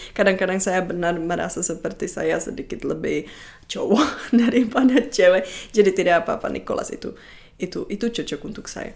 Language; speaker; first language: Indonesian; non-native, fluent; Czech